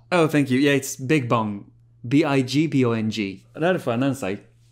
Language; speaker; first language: English; non-native, fluent; French